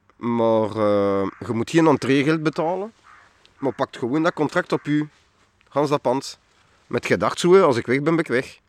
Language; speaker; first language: Dutch; non-native, local second language; French